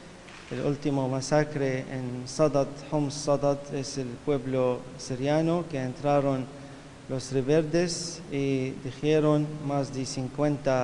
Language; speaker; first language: Spanish; non-native, fluent; Arabic